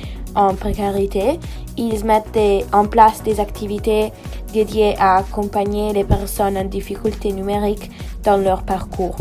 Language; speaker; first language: French; non-native, fluent; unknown